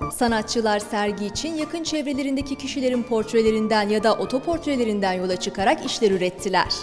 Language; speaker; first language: Turkish; native; Turkish